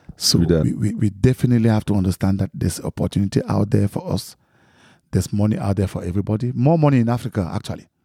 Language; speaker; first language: English; non-native, local second language; French